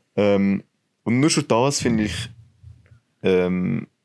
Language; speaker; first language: Swiss German; native; Swiss German